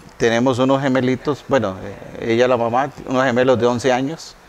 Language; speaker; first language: Spanish; native; Spanish